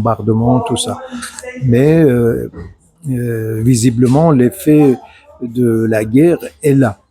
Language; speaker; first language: French; non-native, fluent; Persian